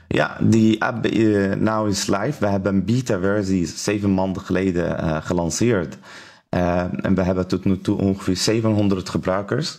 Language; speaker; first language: Dutch; non-native, learner; Arabic